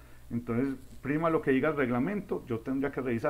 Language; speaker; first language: Spanish; native; Spanish